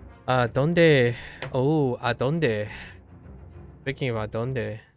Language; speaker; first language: Spanish; non-native, learner; English